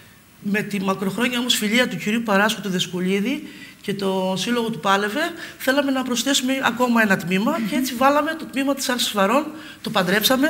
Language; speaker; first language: Greek; native; Greek